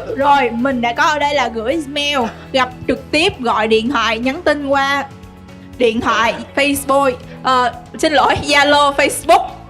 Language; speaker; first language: Vietnamese; native; Vietnamese